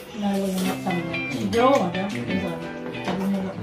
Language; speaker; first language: Korean; non-native, learner; Filipino